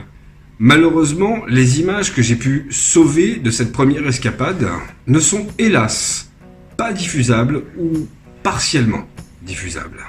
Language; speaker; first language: French; native; French